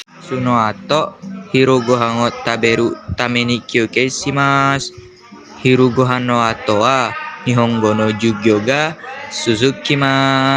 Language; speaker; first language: Japanese; non-native, learner; Indonesian